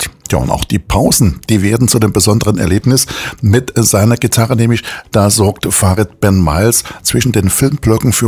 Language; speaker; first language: German; native; German